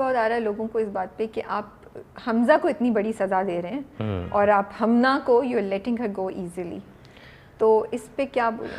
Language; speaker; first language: Urdu; native; Urdu